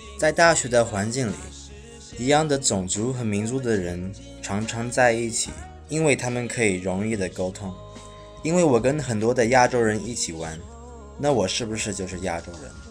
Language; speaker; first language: Chinese; early bilingual, heritage; Chinese